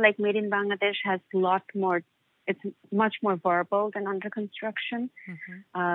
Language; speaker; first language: English; non-native, local second language; Bangla